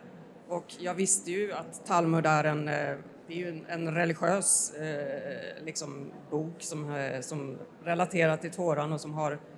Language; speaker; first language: Swedish; native; Swedish